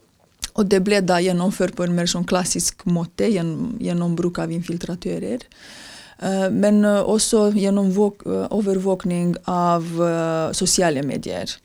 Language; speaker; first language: Norwegian; non-native, fluent; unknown